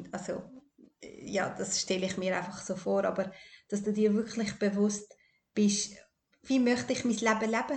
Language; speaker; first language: German; early bilingual, other home language; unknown